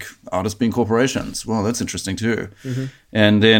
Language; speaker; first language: English; native; English